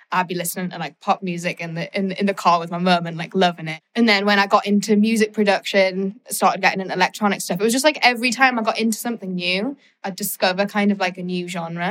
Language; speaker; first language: English; native; English